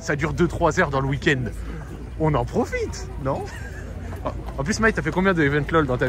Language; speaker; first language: French; native; French